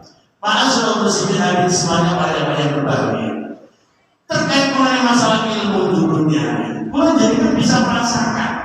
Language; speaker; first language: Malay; non-native, local second language; Javanese